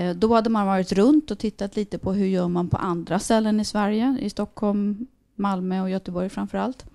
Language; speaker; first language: Swedish; native; Swedish